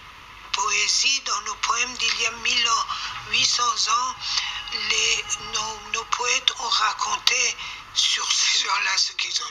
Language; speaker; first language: French; non-native, fluent; Persian